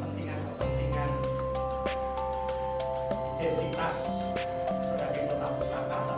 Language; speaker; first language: Indonesian; native; Indonesian